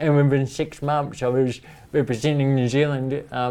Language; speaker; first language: English; native; English